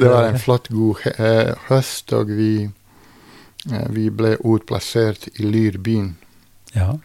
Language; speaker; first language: Norwegian; non-native, fluent; Bosnian